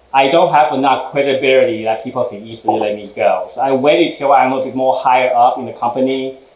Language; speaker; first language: English; early bilingual, other home language; Chinese